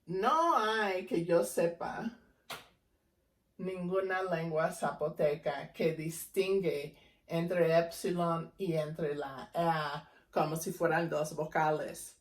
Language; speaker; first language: Spanish; non-native, fluent; English